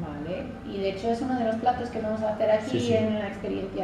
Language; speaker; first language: Spanish; non-native, fluent; English